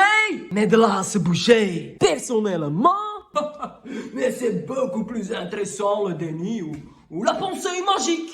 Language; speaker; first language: French; native; French